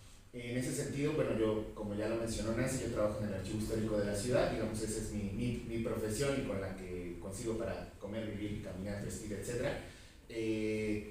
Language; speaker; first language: Spanish; native; Spanish